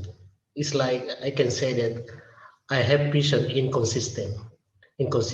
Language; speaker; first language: English; non-native, learner; Indonesian